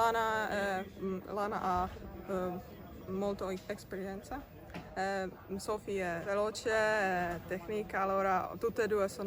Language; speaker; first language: Italian; non-native, learner; Czech